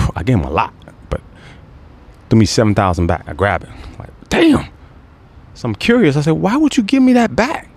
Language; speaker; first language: English; native; English